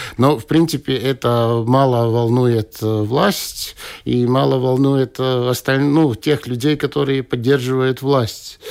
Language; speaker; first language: Russian; non-native, local second language; Latvian